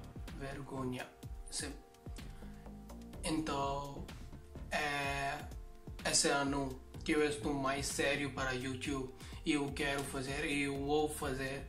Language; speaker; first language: Portuguese; non-native, learner; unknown